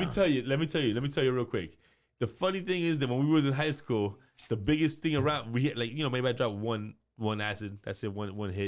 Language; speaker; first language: English; native; English